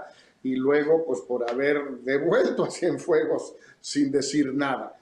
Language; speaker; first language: Spanish; native; Spanish